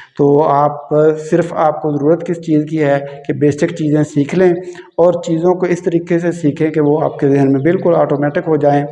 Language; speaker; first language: Urdu; non-native, local second language; Punjabi